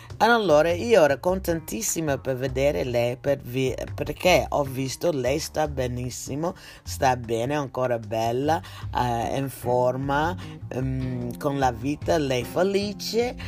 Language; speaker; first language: Italian; non-native, learner; English